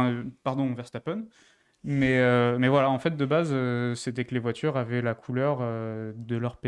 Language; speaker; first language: French; native; French